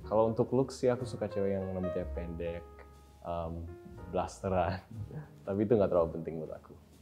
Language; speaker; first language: Indonesian; early bilingual, heritage; Indonesian